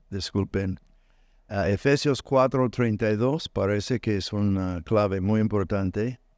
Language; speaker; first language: Spanish; non-native, learner; English